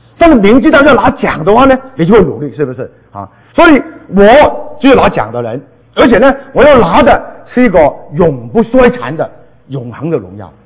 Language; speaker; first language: Chinese; non-native, local second language; Cantonese